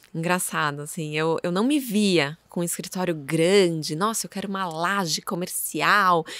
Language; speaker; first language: Portuguese; native; Portuguese